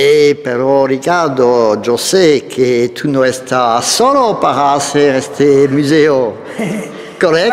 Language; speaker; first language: Spanish; non-native, learner; French